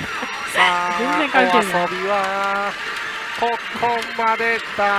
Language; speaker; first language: Japanese; native; Japanese